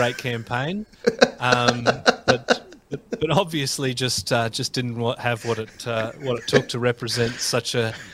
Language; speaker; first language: English; native; English